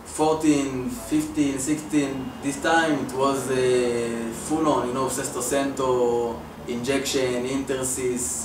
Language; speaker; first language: English; non-native, learner; Hebrew